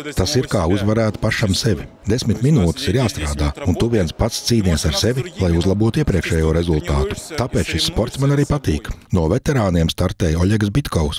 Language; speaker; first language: Latvian; native; Latvian